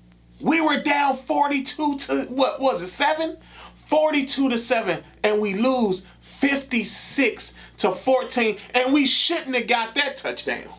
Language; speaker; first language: English; native; English